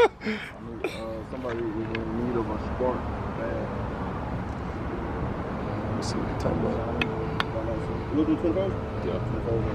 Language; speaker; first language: English; native; English